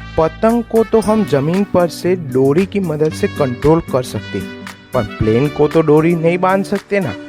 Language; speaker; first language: Hindi; non-native, local second language; Gujarati